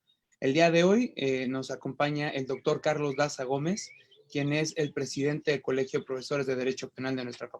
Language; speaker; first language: Spanish; native; Spanish